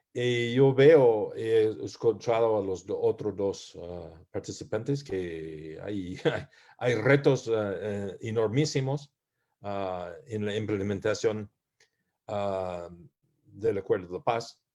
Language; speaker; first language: Spanish; non-native, learner; English